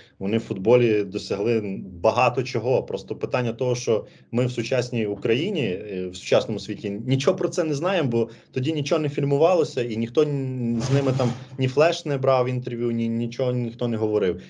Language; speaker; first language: Ukrainian; native; Ukrainian